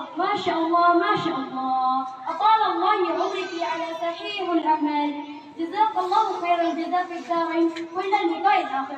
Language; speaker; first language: Arabic; non-native, learner; Maranao